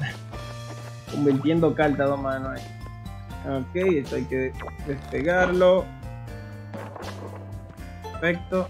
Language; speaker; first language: Spanish; native; Spanish